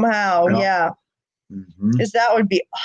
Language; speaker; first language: English; native; English